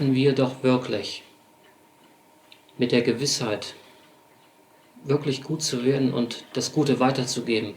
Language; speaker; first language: German; native; German